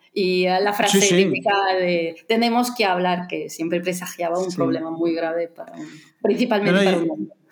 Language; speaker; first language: Spanish; non-native, fluent; Russian